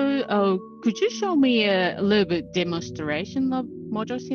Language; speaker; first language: English; non-native, learner; Japanese